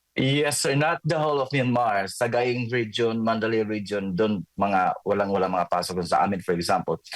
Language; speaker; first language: Filipino; non-native, local second language; Cebuano